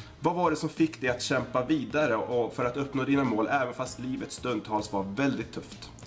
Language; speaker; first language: Swedish; native; Swedish